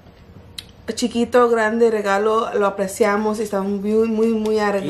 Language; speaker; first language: Spanish; early bilingual, heritage; Spanish